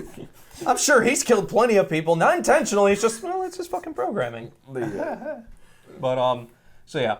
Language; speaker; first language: English; native; English